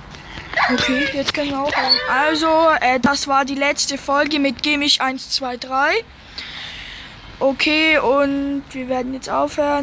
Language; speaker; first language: German; native; German